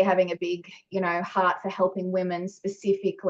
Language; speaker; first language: English; native; English